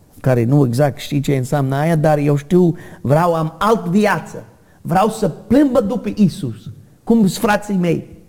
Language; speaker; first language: Romanian; non-native, learner; English